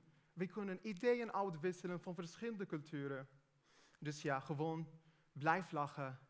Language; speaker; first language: Dutch; non-native, fluent; Arabic